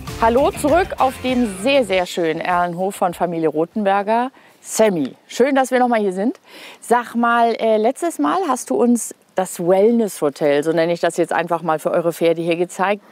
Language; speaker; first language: German; native; German